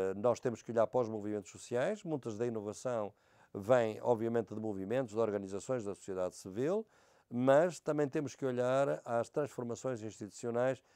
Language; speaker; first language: Portuguese; native; Portuguese